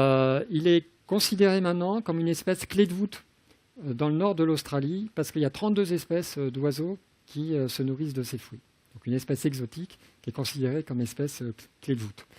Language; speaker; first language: French; native; French